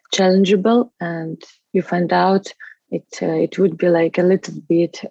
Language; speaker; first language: English; non-native, learner; Russian